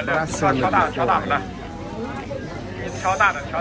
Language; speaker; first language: Chinese; non-native, learner; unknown